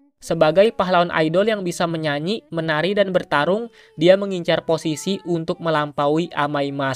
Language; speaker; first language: Indonesian; native; Indonesian